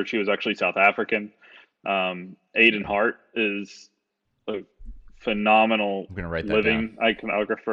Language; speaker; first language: English; native; English